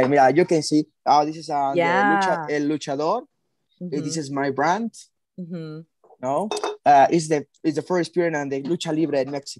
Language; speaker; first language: English; non-native, learner; Spanish